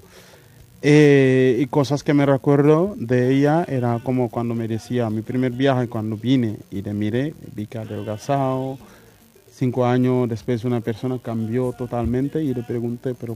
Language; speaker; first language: Spanish; non-native, fluent; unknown